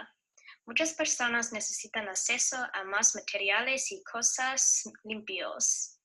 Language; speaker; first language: Spanish; non-native, learner; English